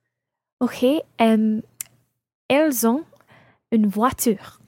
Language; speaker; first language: French; non-native, learner; English